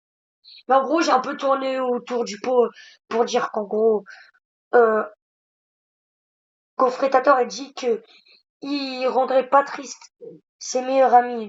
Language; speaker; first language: French; native; French